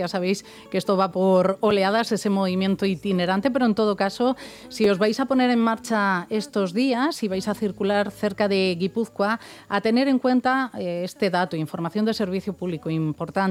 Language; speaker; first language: Spanish; native; Spanish